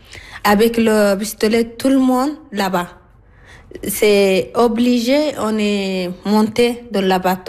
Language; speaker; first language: French; non-native, learner; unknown